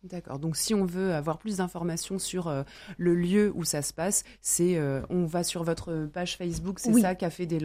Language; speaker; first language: French; native; French